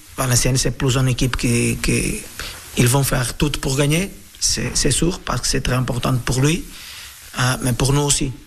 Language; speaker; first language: French; non-native, learner; Portuguese